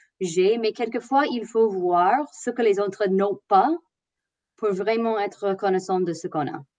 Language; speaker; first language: French; non-native, fluent; English